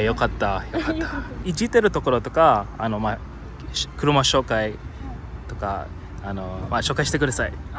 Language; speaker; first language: Japanese; non-native, fluent; English